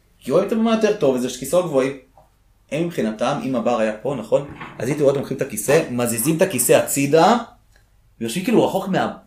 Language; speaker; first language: Hebrew; early bilingual, other home language; Russian